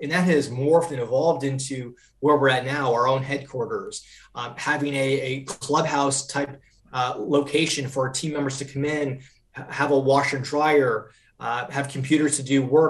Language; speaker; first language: English; native; English